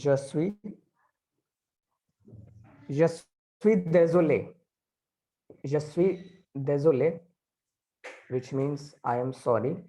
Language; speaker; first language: French; non-native, learner; Hindi